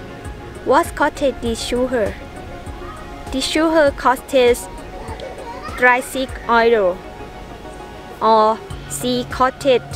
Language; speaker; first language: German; non-native, learner; Thai